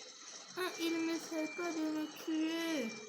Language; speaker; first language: French; non-native, fluent; English